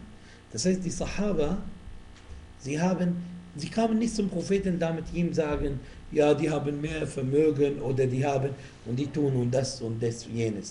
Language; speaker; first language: German; non-native, fluent; Arabic